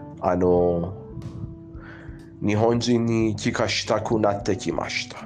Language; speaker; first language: Japanese; non-native, fluent; Persian